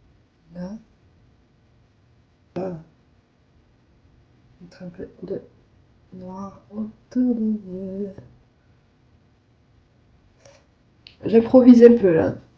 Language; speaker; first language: French; native; French